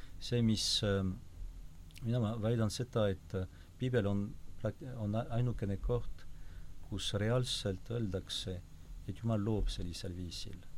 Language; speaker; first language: Estonian; non-native, fluent; French